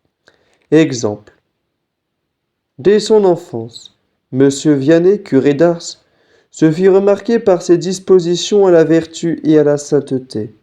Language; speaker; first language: French; native; French